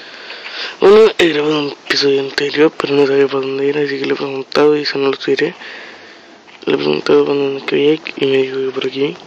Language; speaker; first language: Spanish; native; Spanish